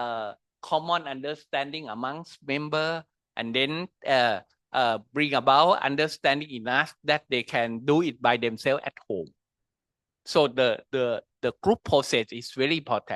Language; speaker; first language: English; non-native, learner; Thai